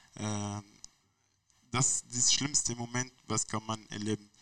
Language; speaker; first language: German; non-native, learner; Arabic